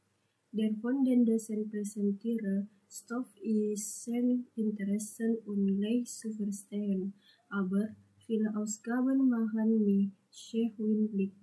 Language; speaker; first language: German; non-native, learner; Indonesian